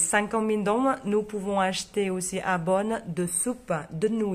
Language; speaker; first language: French; non-native, fluent; Vietnamese